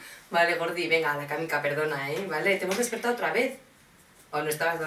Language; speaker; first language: Spanish; native; Spanish